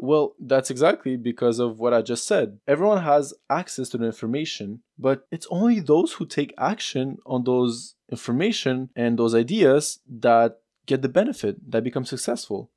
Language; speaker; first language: English; non-native, fluent; French